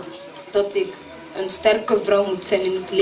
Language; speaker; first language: Dutch; early bilingual, other home language; French